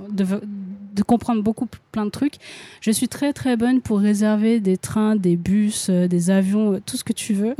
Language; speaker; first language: French; native; French